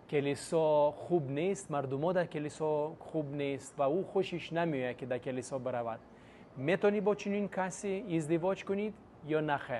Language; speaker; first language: Persian; non-native, fluent; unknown